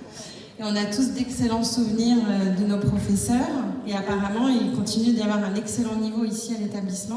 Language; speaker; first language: French; native; French